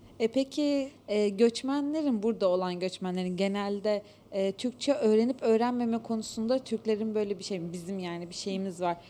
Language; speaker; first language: Turkish; native; Turkish